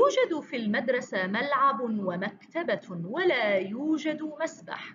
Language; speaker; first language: Arabic; non-native, learner; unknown